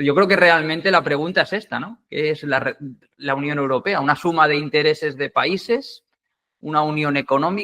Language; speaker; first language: Spanish; native; Spanish